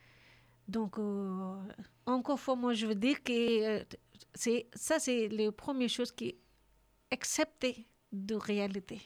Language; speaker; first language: French; non-native, learner; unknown